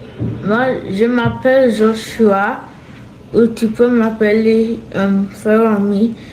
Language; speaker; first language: French; non-native, learner; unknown